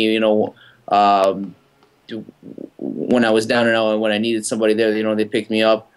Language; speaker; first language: English; native; English